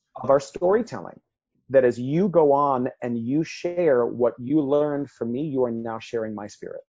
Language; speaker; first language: English; early bilingual, other home language; Spanish